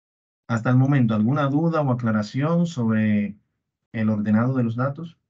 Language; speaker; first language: Spanish; native; Spanish